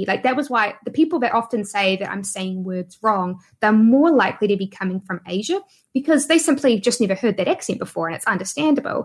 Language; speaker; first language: English; native; English